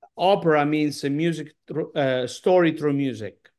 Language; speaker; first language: English; non-native, learner; Italian